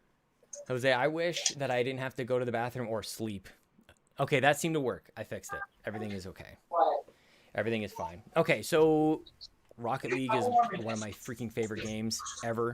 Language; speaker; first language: English; native; English